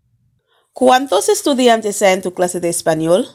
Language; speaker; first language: Spanish; non-native, fluent; English